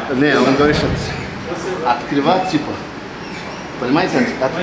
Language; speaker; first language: Russian; non-native, learner; Portuguese